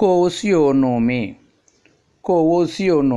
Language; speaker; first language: Portuguese; non-native, learner; Tamil